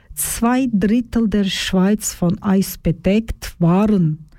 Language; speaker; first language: German; non-native, learner; Turkish